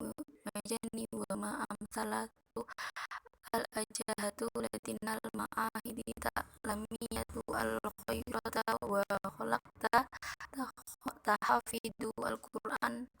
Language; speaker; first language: Arabic; non-native, learner; Indonesian